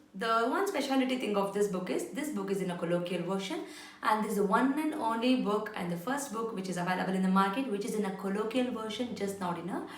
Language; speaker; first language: English; non-native, local second language; Kannada